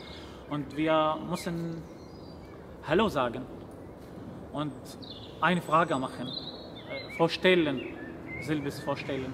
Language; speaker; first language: German; non-native, learner; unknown